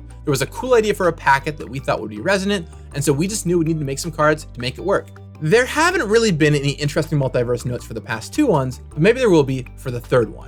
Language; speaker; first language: English; native; English